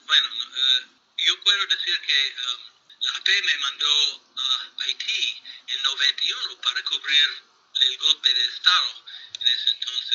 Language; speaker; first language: Spanish; non-native, fluent; English